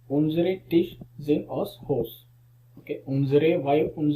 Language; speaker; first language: German; non-native, learner; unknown